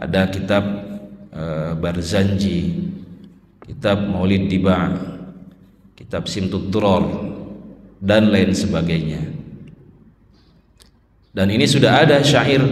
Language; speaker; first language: Indonesian; native; Indonesian